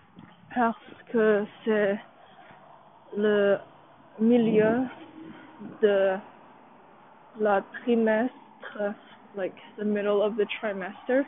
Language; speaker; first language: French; non-native, learner; English